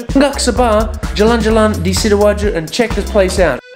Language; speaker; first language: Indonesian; non-native, learner; English